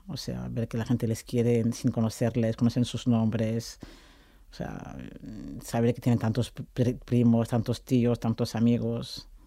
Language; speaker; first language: Spanish; non-native, fluent; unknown